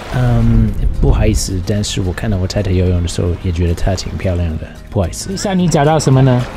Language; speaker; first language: Chinese; non-native, fluent; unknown